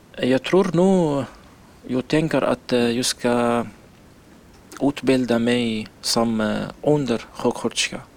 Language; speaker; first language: Swedish; non-native, learner; Arabic